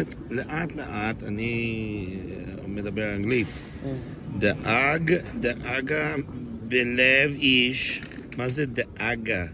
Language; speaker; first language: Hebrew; non-native, learner; English